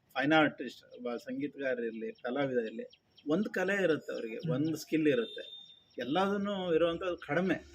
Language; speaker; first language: Kannada; native; Kannada